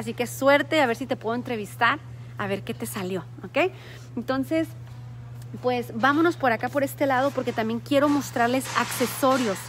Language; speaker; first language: Spanish; native; Spanish